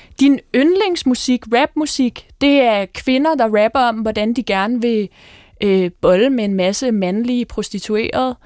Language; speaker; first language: Danish; native; Danish